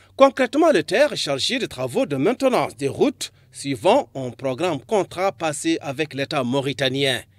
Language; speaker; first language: French; non-native, local second language; Arabic